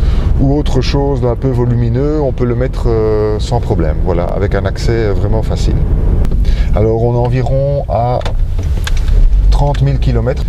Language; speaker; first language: French; native; French